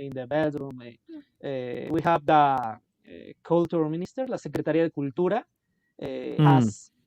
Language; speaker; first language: English; non-native, local second language; Spanish